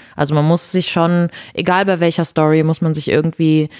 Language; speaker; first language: German; non-native, fluent; Portuguese